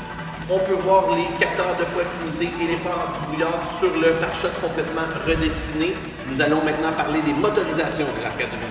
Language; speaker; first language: French; native; French